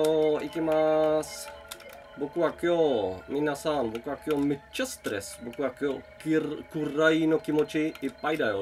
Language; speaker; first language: Japanese; non-native, learner; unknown